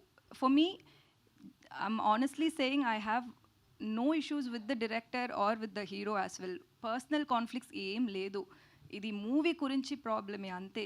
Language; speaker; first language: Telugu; non-native, learner; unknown